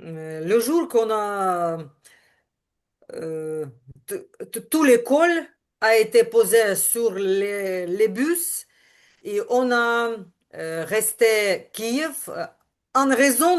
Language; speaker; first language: French; non-native, learner; Ukrainian